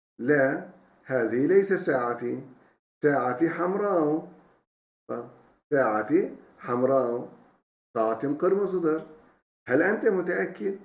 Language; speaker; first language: Arabic; non-native, fluent; Turkish